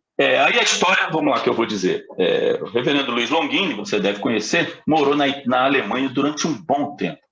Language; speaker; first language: Portuguese; native; Portuguese